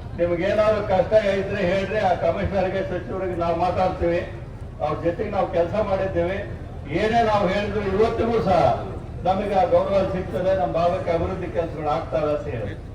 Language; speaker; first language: Kannada; native; Kannada